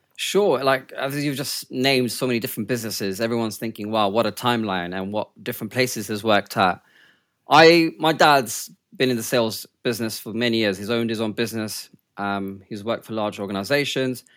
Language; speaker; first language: English; early bilingual, other home language; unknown